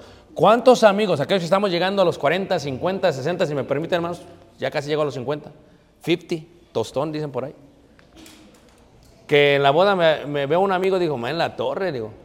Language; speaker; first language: Spanish; native; Spanish